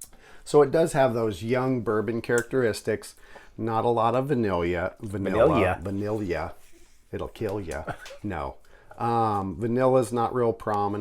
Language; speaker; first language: English; native; English